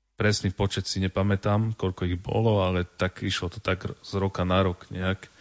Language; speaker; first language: Slovak; native; Slovak